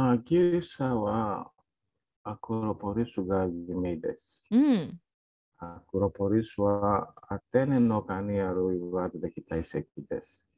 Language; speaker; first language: Japanese; non-native, learner; Greek